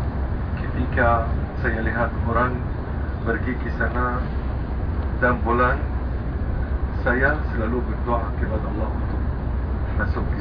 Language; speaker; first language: Indonesian; non-native, fluent; Arabic